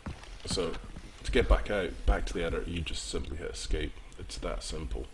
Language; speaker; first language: English; native; English